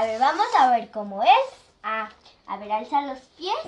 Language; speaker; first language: Spanish; native; Spanish